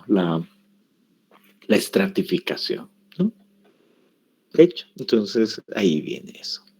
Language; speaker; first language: Spanish; native; Spanish